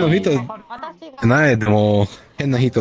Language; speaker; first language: Japanese; non-native, learner; Spanish